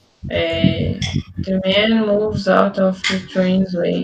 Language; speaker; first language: English; non-native, learner; Portuguese